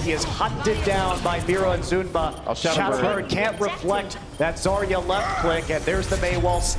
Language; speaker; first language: English; native; English